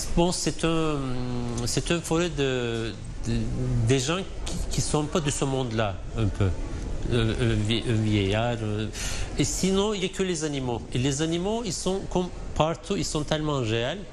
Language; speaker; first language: French; non-native, fluent; Turkish